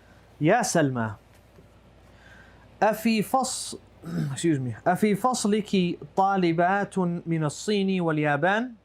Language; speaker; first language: Arabic; non-native, fluent; English